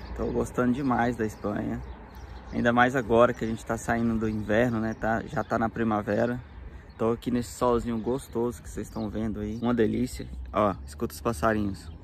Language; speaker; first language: Portuguese; native; Portuguese